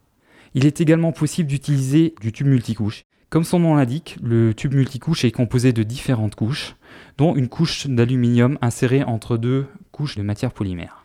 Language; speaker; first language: French; native; French